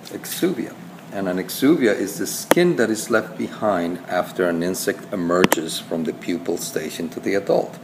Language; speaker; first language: English; non-native, fluent; Spanish